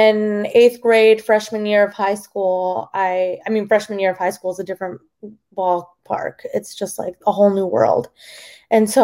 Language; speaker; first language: English; early bilingual, other home language; Spanish